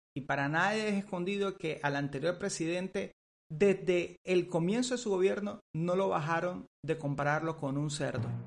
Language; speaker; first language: Spanish; native; Spanish